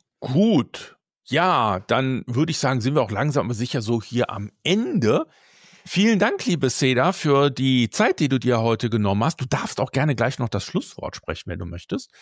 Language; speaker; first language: German; native; German